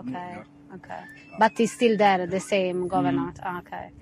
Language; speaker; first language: English; non-native, fluent; Italian